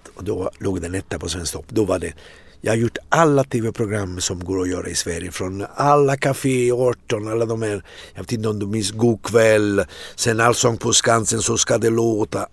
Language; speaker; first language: Swedish; non-native, fluent; Italian